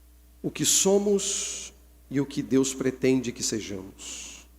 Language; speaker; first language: Portuguese; native; Portuguese